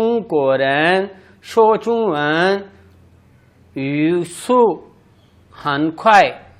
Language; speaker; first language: Chinese; non-native, learner; Urdu